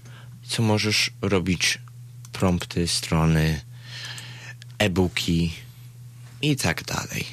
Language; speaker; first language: Polish; early bilingual, heritage; Polish